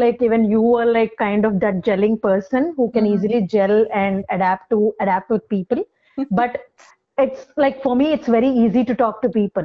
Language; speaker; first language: English; non-native, local second language; Telugu